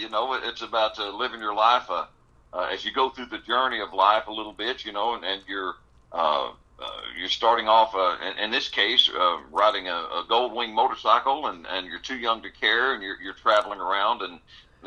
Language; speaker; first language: English; native; English